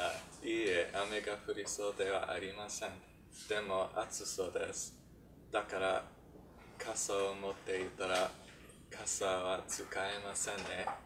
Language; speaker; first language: Japanese; non-native, learner; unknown